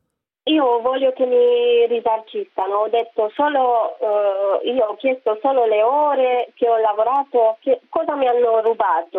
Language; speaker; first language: Italian; non-native, fluent; Romanian